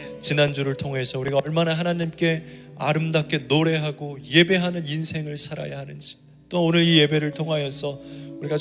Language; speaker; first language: Korean; native; Korean